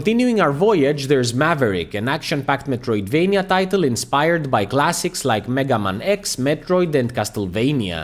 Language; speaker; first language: English; native; English